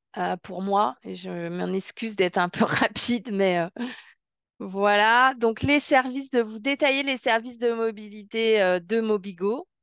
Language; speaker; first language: French; native; French